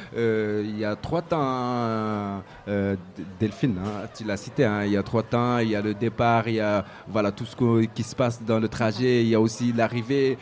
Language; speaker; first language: French; native; French